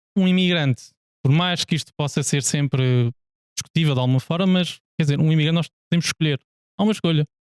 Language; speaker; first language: Portuguese; native; Portuguese